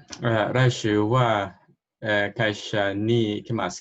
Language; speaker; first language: Japanese; non-native, learner; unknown